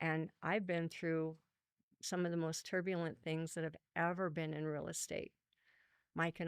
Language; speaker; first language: English; native; English